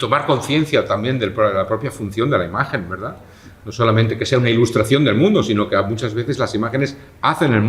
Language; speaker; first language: Spanish; native; Spanish